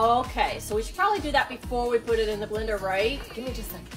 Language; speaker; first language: English; native; English